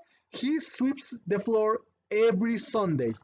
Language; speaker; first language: English; non-native, fluent; Spanish